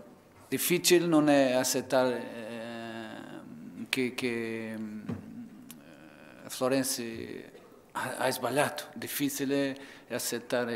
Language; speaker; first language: Italian; non-native, fluent; Portuguese